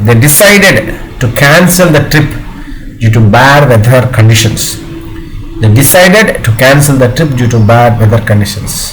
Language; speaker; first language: English; non-native, local second language; Telugu